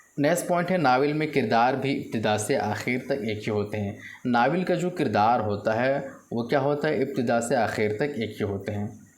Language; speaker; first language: Urdu; native; Urdu